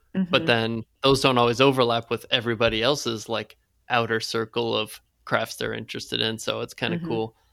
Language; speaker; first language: English; native; English